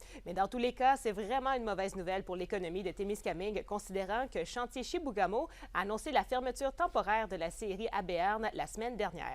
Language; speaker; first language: French; native; French